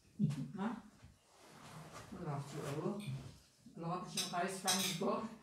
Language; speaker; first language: German; native; German